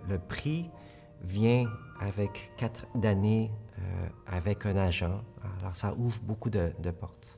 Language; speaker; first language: French; early bilingual, other home language; Korean